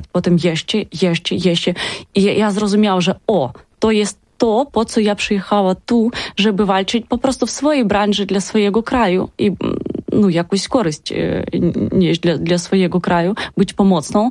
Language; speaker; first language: Polish; non-native, learner; Ukrainian